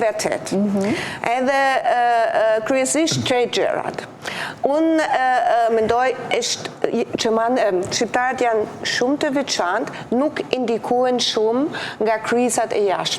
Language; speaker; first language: Albanian; non-native, fluent; German